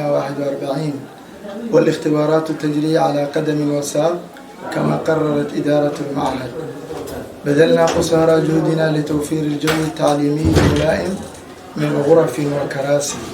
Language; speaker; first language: Arabic; non-native, local second language; Somali